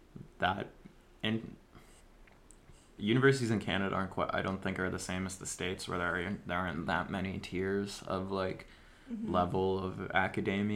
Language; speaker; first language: English; native; English